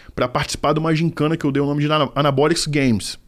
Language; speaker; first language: Portuguese; native; Portuguese